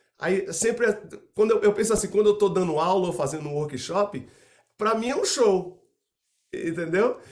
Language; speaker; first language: Portuguese; native; Portuguese